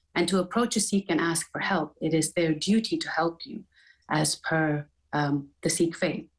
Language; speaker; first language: English; native; English